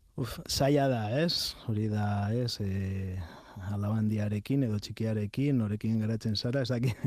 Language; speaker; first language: Basque; non-native, local second language; Spanish